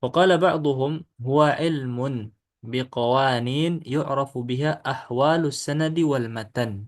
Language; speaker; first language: Arabic; non-native, fluent; Indonesian